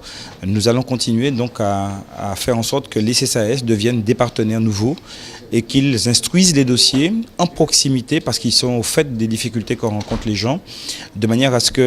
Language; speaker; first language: French; native; French